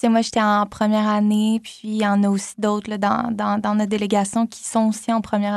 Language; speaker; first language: French; native; French